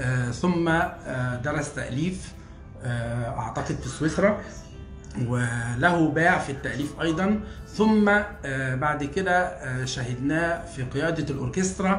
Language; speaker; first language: Arabic; native; Arabic